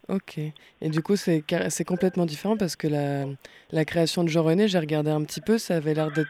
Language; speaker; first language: French; native; French